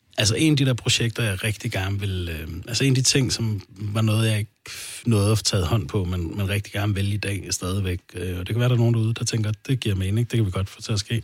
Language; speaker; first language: Danish; early bilingual, other home language; Arabic